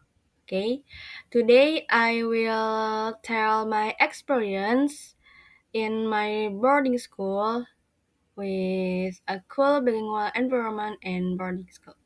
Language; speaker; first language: English; non-native, learner; Indonesian